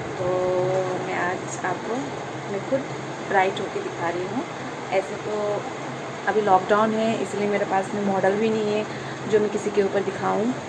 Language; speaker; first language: Hindi; non-native, local second language; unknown